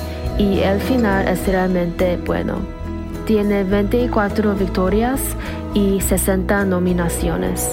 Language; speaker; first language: Spanish; non-native, learner; English